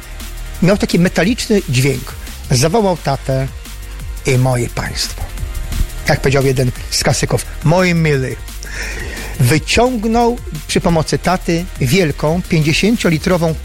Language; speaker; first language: Polish; native; Polish